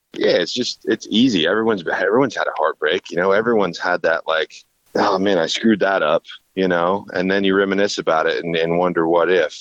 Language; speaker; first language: English; native; English